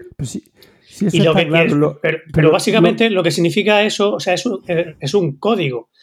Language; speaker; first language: Spanish; native; Spanish